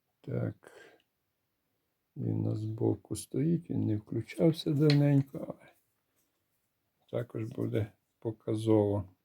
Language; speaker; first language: Ukrainian; native; Ukrainian